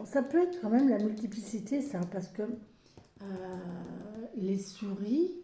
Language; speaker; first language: French; native; French